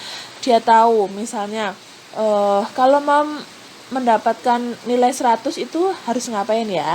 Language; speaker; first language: Indonesian; native; Indonesian